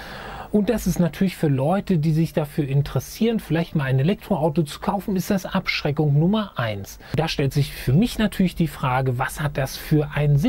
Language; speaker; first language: German; native; German